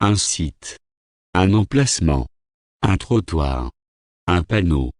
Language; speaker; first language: French; non-native, fluent; Arabic